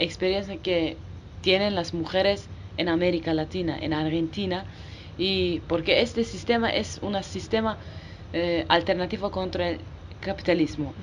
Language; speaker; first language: Spanish; non-native, learner; Kurdish